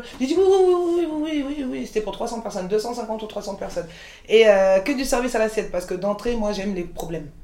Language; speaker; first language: French; early bilingual, other home language; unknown